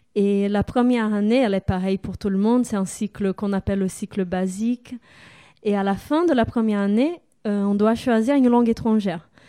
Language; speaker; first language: French; non-native, fluent; Portuguese